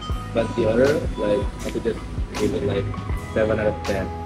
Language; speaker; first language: English; non-native, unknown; Indonesian